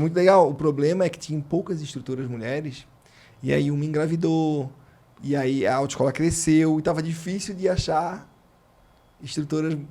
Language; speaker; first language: Portuguese; native; Portuguese